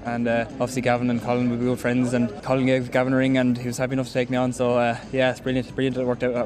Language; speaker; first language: English; native; English